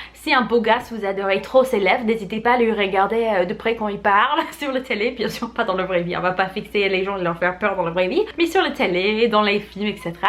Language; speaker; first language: French; non-native, fluent; English